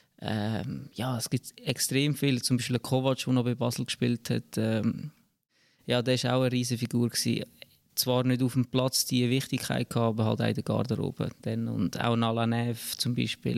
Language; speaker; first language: German; native; German